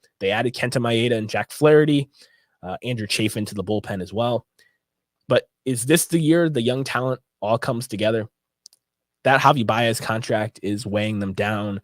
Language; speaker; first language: English; native; English